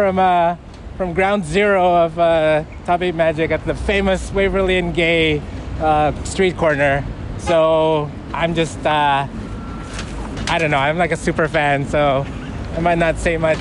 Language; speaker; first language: English; non-native, local second language; Filipino